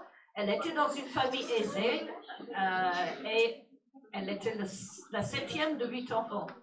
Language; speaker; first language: French; non-native, fluent; English